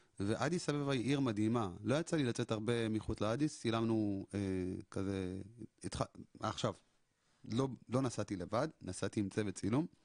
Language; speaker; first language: Hebrew; early bilingual, other home language; Amharic